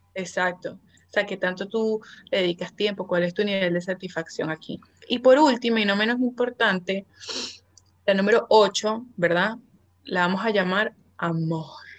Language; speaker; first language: Spanish; native; Spanish